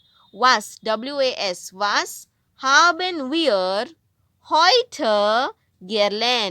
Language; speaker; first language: German; non-native, fluent; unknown